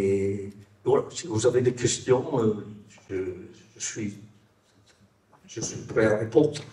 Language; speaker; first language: French; non-native, fluent; Italian